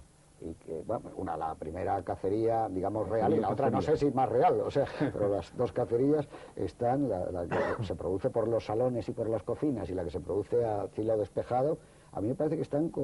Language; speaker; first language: Spanish; native; Spanish